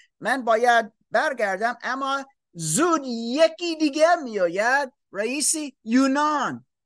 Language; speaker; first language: Persian; non-native, fluent; English